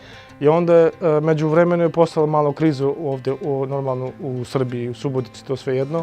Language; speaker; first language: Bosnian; non-native, local second language; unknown